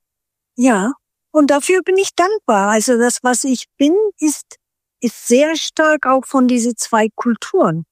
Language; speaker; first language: German; early bilingual, other home language; Turkish